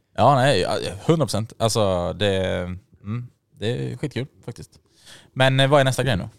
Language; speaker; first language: Swedish; native; Swedish